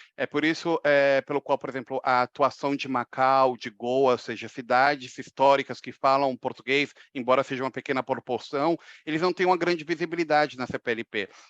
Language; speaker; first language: Portuguese; native; Portuguese